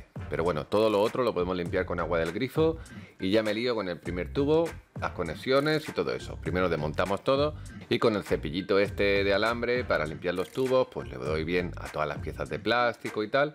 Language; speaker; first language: Spanish; native; Spanish